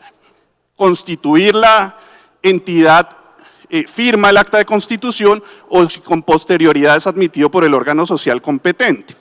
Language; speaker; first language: Spanish; native; Spanish